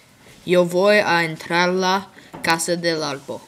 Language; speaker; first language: Spanish; non-native, learner; English